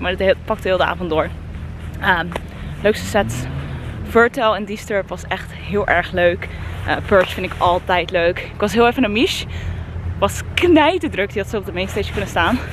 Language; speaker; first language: Dutch; native; Dutch